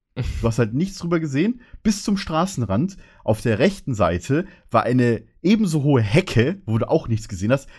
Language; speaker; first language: German; native; German